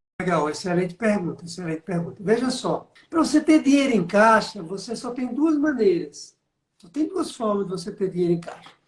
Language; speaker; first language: Portuguese; native; Portuguese